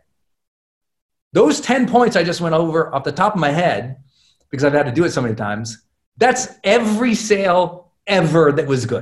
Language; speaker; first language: English; native; English